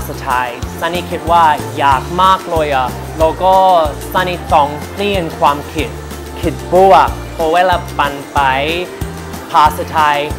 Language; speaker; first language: Thai; non-native, learner; English